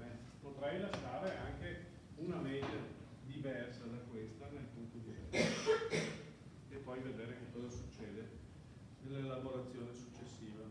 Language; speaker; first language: Italian; native; Italian